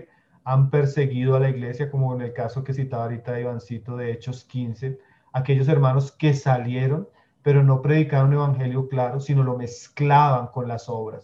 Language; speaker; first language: Spanish; native; Spanish